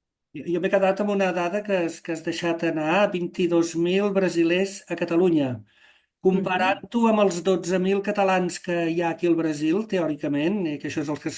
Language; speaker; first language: Catalan; native; Catalan